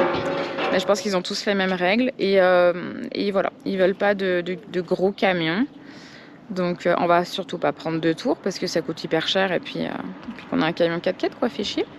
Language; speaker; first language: French; native; French